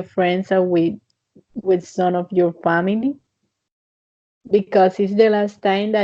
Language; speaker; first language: English; non-native, fluent; Spanish